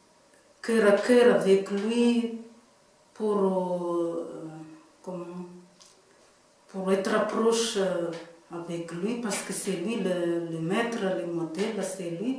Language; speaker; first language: French; non-native, local second language; Malagasy